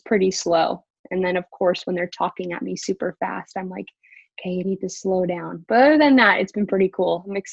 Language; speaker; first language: English; native; English